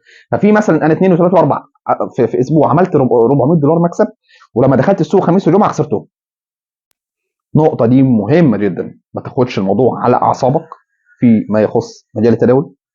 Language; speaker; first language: Arabic; native; Arabic